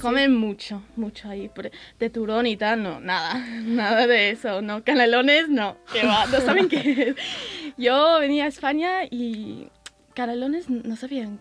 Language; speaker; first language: Spanish; early bilingual, heritage; English